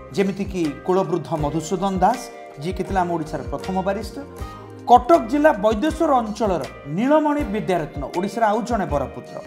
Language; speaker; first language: Hindi; non-native, local second language; Odia